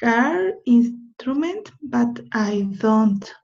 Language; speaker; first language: English; non-native, learner; Spanish